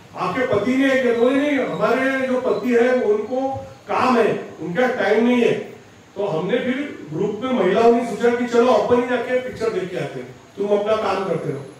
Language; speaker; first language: Hindi; non-native, local second language; Marathi